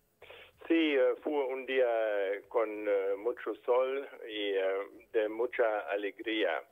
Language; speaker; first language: Spanish; non-native, fluent; German